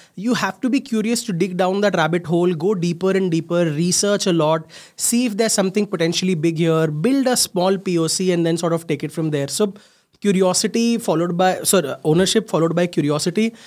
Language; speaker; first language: English; non-native, local second language; Hindi